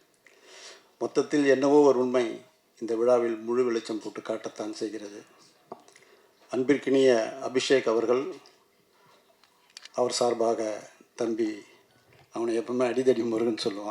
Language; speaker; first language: Tamil; native; Tamil